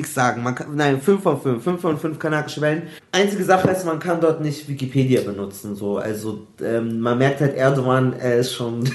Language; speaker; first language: German; early bilingual, other home language; Arabic